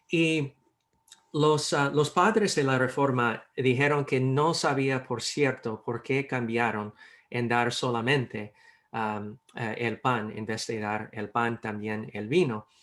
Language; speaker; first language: Spanish; non-native, fluent; English